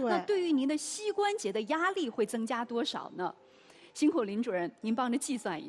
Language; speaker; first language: Chinese; native; Chinese